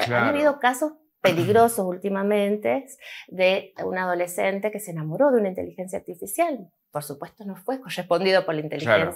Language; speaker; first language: Spanish; native; Spanish